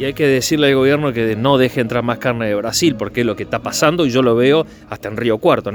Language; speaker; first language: Spanish; native; Spanish